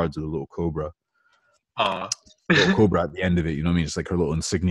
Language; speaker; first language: English; native; English